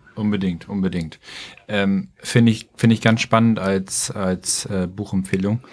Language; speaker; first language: German; native; German